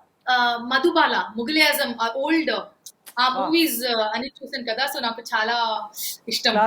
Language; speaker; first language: Telugu; non-native, local second language; Kannada